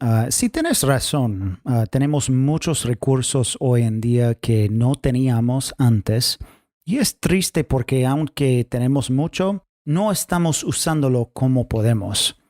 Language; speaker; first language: Spanish; non-native, fluent; English